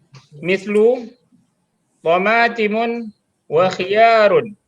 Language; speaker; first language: Arabic; non-native, learner; Indonesian